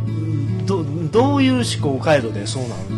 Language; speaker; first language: Japanese; native; Japanese